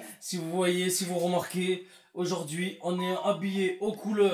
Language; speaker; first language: French; native; French